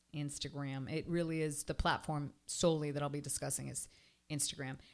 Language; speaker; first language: English; native; English